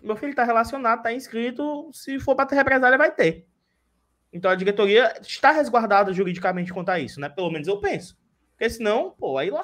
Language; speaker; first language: Portuguese; native; Portuguese